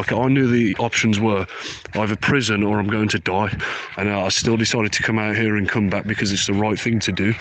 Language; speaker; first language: English; native; English